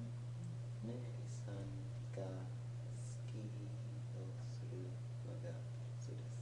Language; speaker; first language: Japanese; non-native, learner; English